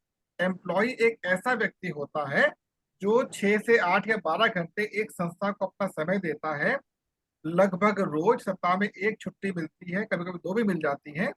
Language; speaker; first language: Hindi; native; Hindi